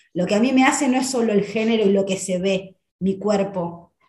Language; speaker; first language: Spanish; native; Spanish